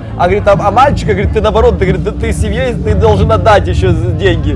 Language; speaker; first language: Russian; native; Russian